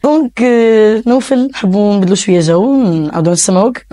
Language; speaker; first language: Arabic; native; Arabic